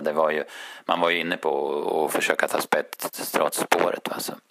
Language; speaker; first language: Swedish; native; Swedish